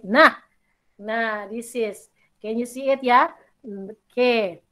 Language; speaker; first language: English; non-native, learner; Indonesian